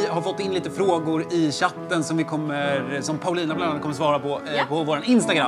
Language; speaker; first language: Swedish; native; Swedish